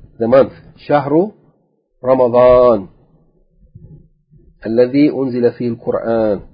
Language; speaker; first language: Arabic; non-native, fluent; English